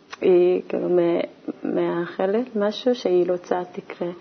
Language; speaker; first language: Hebrew; non-native, learner; Korean